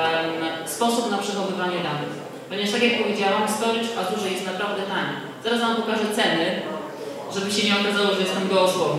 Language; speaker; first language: Polish; native; Polish